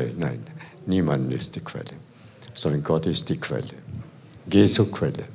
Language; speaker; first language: German; non-native, fluent; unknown